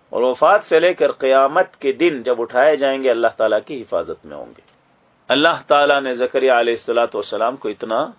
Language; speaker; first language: Urdu; native; Urdu